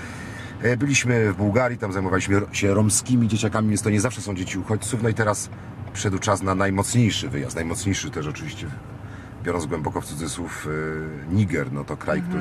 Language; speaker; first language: Polish; native; Polish